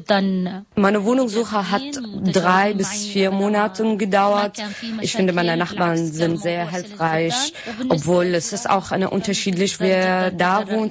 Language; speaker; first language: German; non-native, learner; Arabic